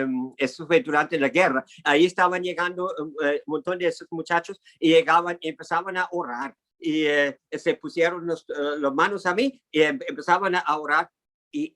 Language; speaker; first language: Spanish; non-native, fluent; English